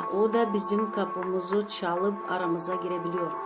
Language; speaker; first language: Turkish; non-native, fluent; Azerbaijani